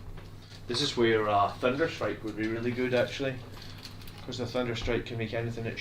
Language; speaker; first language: English; native; English